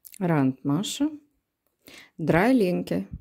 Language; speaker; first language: German; non-native, learner; Russian